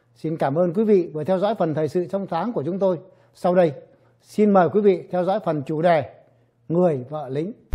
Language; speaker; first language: Vietnamese; native; Vietnamese